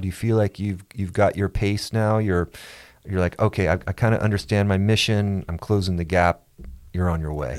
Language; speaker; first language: English; native; English